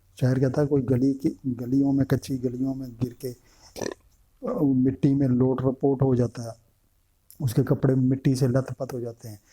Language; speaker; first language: Urdu; non-native, local second language; Punjabi